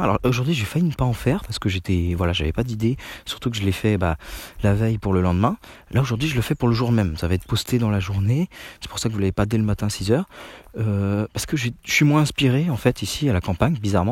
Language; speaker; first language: French; native; French